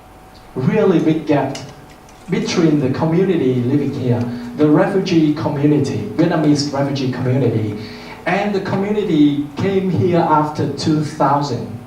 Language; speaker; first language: English; non-native, fluent; Vietnamese